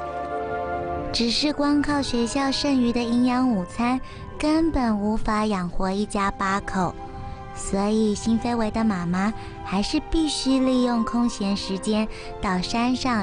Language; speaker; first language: Chinese; native; Chinese